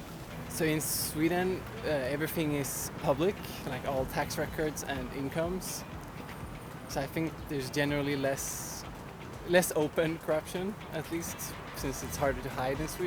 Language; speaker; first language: English; non-native, fluent; Swedish